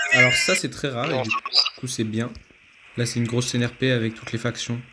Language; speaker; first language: French; native; French